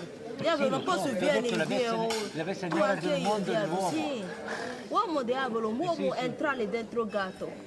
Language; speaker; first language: Italian; non-native, learner; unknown